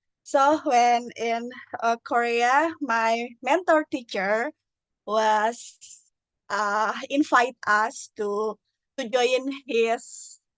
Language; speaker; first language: English; non-native, learner; Indonesian